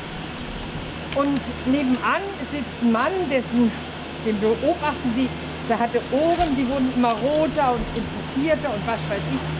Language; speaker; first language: German; native; German